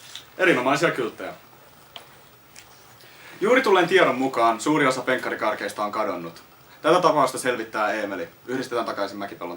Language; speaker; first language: Finnish; native; Finnish